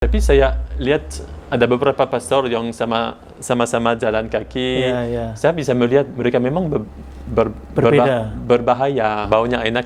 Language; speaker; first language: Indonesian; non-native, fluent; French